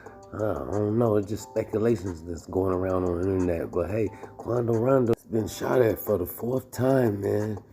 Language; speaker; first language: English; native; English